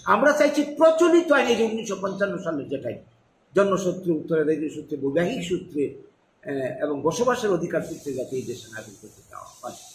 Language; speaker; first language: Bangla; native; Bangla